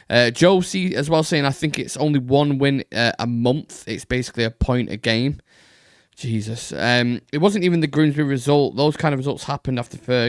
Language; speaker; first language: English; native; English